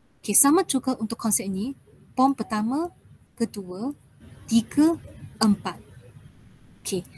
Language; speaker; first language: Malay; non-native, local second language; Chinese